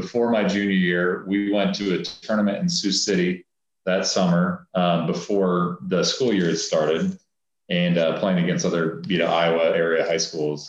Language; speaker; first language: English; native; English